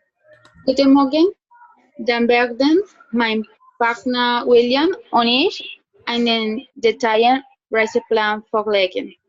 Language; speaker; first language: German; non-native, learner; Spanish